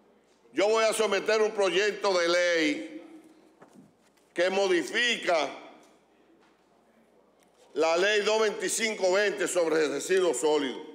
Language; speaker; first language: Spanish; native; Spanish